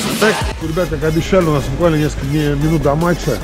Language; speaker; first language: Russian; native; Russian